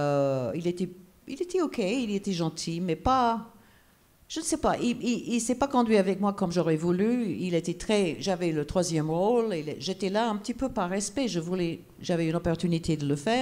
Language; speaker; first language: French; non-native, fluent; English